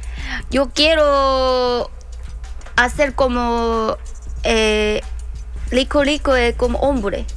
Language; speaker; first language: Spanish; non-native, learner; Korean